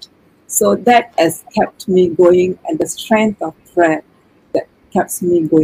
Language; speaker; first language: English; non-native, local second language; Tamil